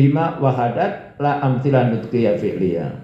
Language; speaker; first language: Arabic; non-native, fluent; Indonesian